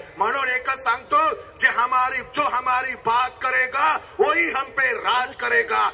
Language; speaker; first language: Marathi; non-native, local second language; Lambadi